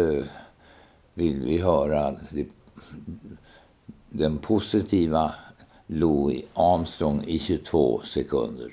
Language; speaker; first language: Swedish; native; Swedish